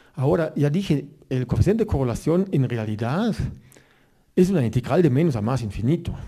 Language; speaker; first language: Spanish; non-native, fluent; German